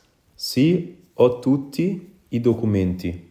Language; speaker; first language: Italian; non-native, fluent; Wolof